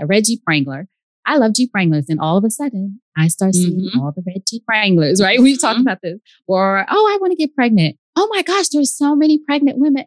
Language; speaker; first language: English; native; English